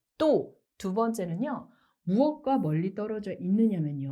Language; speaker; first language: Korean; native; Korean